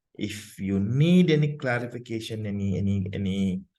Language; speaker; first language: English; non-native, local second language; Sinhala